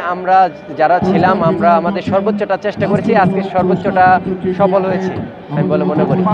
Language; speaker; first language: Bangla; native; Bangla